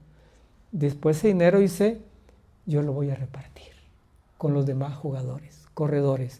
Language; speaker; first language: Spanish; native; Spanish